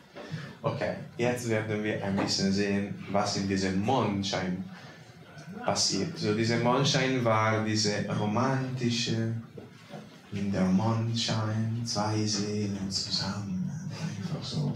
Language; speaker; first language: German; non-native, fluent; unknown